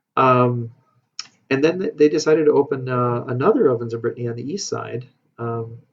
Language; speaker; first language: English; native; English